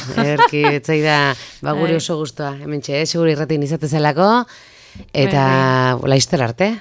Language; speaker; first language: Basque; native; Basque